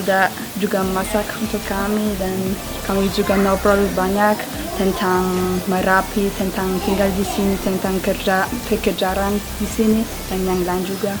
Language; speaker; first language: Indonesian; non-native, fluent; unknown